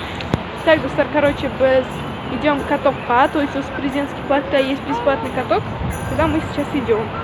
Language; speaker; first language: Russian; non-native, local second language; Kazakh